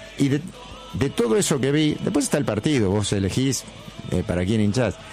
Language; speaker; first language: Spanish; native; Spanish